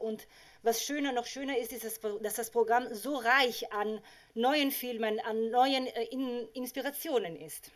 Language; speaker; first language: German; native; German